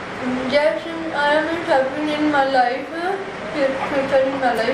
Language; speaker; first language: English; non-native, learner; Punjabi